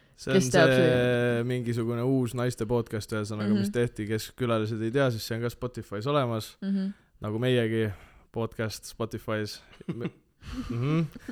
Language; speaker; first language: Estonian; native; Estonian